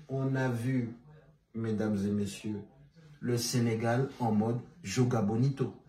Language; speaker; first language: French; non-native, local second language; Bambara